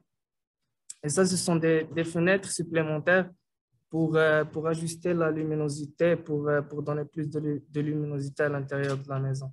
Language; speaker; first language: French; non-native, local second language; Arabic